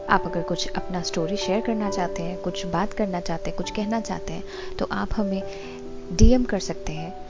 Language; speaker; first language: Hindi; non-native, local second language; Assamese